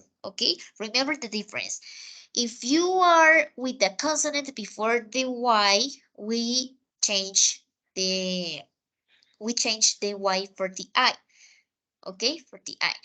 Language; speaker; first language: English; non-native, fluent; Spanish